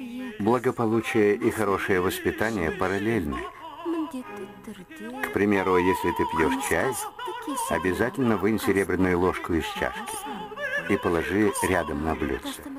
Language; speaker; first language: Russian; native; Russian